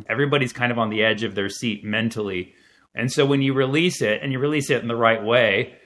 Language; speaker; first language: English; early bilingual, other home language; Arabic